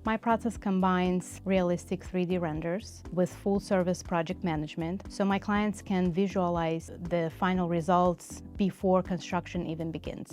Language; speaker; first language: English; non-native, fluent; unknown